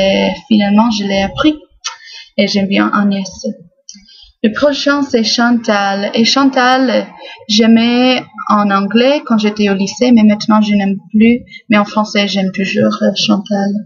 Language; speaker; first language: French; non-native, fluent; English